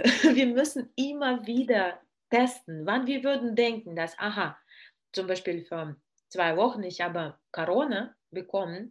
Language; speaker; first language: German; non-native, learner; Russian